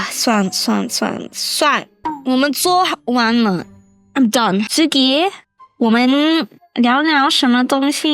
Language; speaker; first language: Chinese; non-native, learner; English